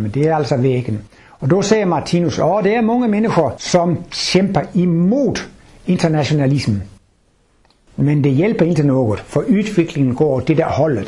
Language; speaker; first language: Swedish; non-native, fluent; Danish